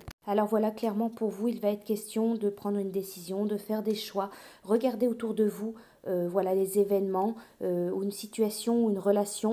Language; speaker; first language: French; native; French